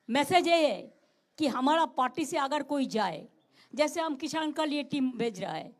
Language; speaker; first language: Hindi; non-native, local second language; Bangla